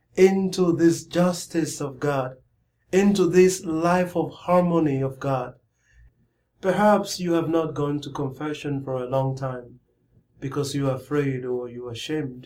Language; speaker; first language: English; non-native, local second language; Igbo